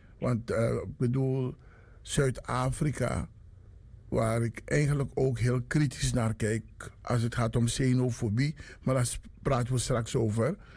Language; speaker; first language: Dutch; native; Dutch